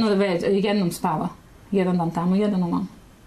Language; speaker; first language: Serbian; native; Serbian